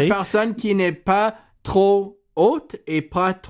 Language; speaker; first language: French; non-native, learner; English